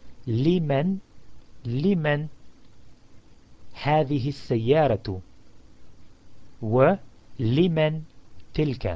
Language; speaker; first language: Arabic; non-native, fluent; English